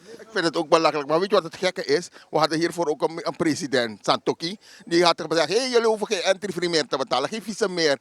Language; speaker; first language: Dutch; native; Dutch